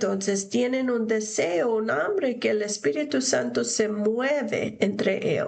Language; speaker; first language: Spanish; non-native, fluent; English